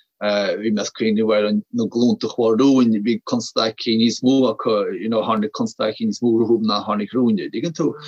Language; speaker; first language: Irish; native; Irish